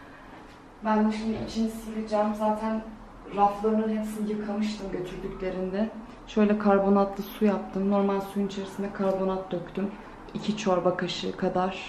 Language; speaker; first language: Turkish; native; Turkish